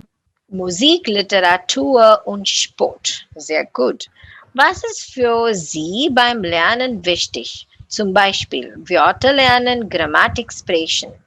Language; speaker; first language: German; non-native, learner; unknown